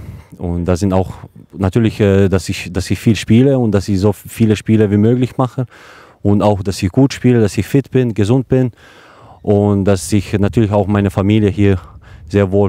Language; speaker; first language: German; non-native, fluent; Croatian